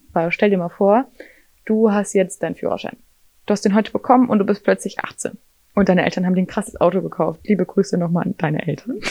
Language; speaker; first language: German; native; German